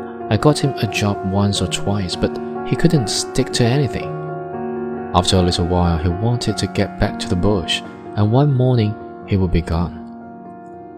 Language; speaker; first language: English; non-native, fluent; Chinese